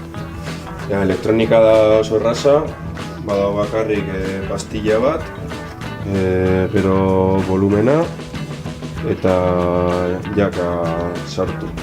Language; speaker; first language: Basque; non-native, local second language; Spanish